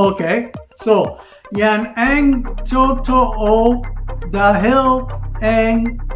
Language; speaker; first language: Filipino; non-native, learner; English